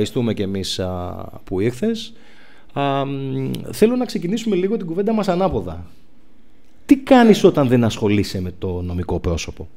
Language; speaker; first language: Greek; native; Greek